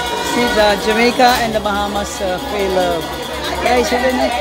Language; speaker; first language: Dutch; native; Dutch